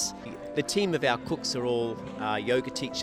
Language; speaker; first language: English; native; English